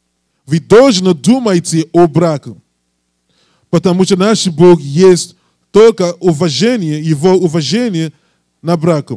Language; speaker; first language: Russian; non-native, learner; English